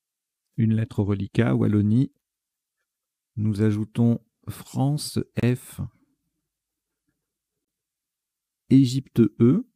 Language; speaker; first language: French; native; French